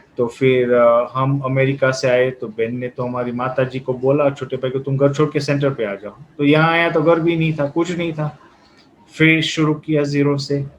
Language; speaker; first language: Hindi; non-native, fluent; Gujarati